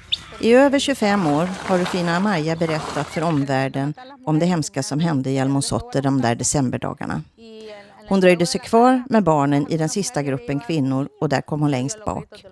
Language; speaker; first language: Swedish; native; Swedish